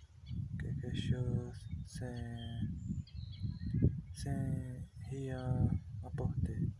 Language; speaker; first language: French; non-native, learner; Portuguese